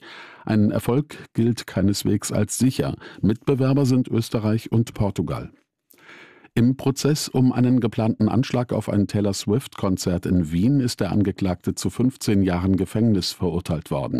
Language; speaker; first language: German; native; German